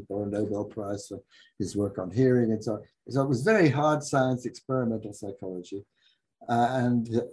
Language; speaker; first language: English; native; English